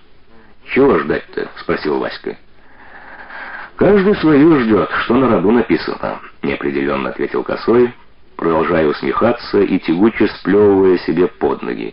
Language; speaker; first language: Russian; native; Russian